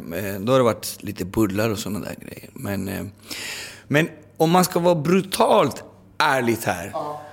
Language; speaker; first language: Swedish; early bilingual, other home language; Spanish